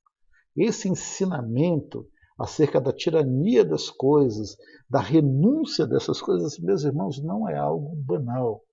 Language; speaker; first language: Portuguese; native; Portuguese